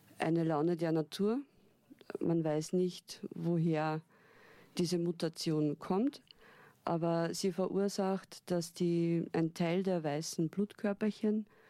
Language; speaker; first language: German; native; German